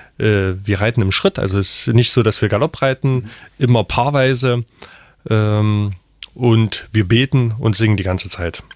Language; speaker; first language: German; non-native, local second language; Upper Sorbian